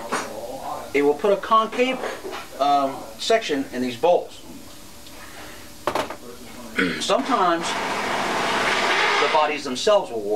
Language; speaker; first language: English; native; English